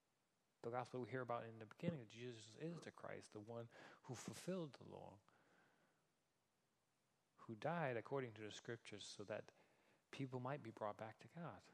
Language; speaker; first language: English; non-native, fluent; Danish